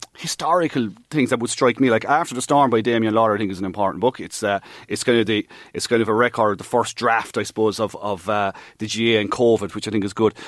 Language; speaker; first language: English; native; English